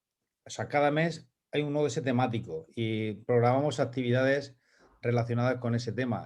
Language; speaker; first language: Spanish; native; Spanish